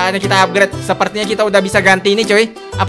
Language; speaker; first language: Indonesian; native; Indonesian